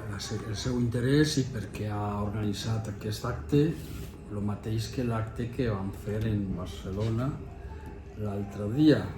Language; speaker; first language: Catalan; non-native, local second language; Spanish